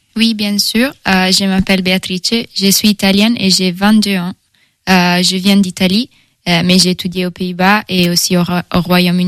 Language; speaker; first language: French; non-native, fluent; Italian